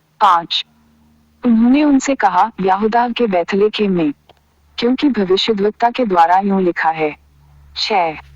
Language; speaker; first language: Hindi; native; Hindi